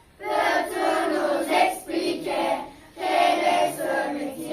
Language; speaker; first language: French; non-native, learner; Turkish